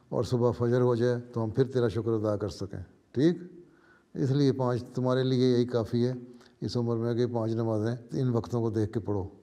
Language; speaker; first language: Urdu; native; Urdu